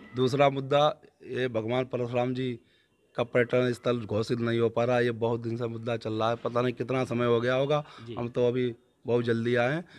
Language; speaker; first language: Hindi; native; Hindi